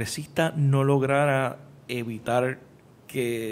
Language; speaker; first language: Spanish; native; Spanish